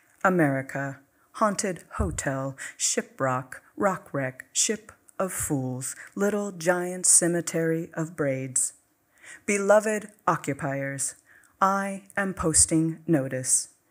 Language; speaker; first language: English; native; English